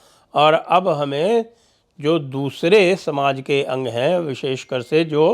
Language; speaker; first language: Hindi; native; Hindi